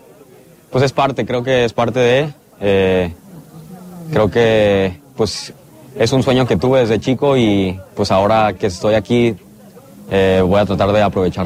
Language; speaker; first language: Spanish; native; Spanish